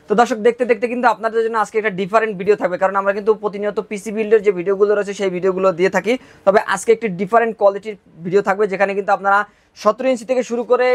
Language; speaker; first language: Bangla; native; Bangla